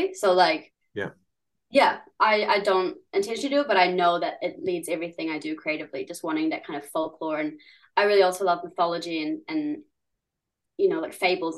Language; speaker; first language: English; native; English